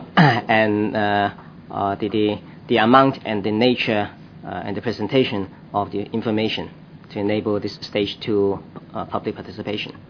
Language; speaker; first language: English; non-native, local second language; Cantonese